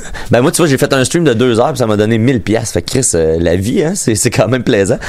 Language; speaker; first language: French; native; French